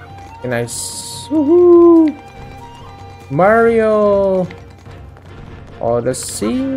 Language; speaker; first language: English; non-native, learner; Indonesian